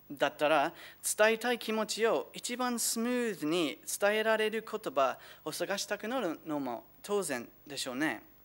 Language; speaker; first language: Japanese; non-native, fluent; English